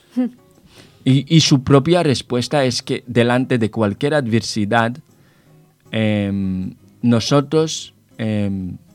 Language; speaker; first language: Spanish; non-native, fluent; Hebrew